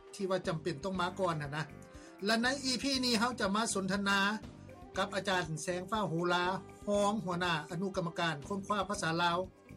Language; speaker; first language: Lao; native; Lao